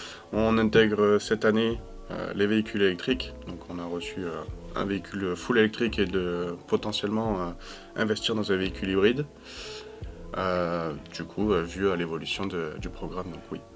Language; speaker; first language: French; native; French